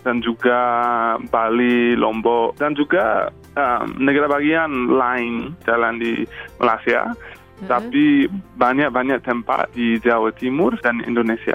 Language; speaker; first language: Indonesian; non-native, fluent; English